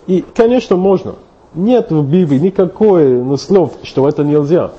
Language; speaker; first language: Russian; non-native, fluent; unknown